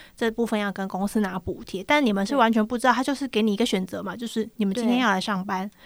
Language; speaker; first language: Chinese; native; Chinese